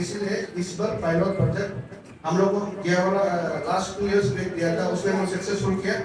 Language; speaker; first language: Hindi; non-native, local second language; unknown